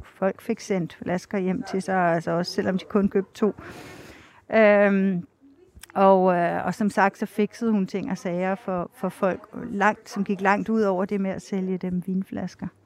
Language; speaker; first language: Danish; native; Danish